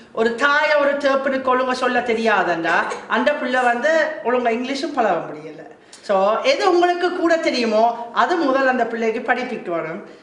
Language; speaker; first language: Tamil; non-native, fluent; German